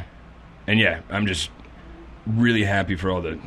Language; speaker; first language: English; native; English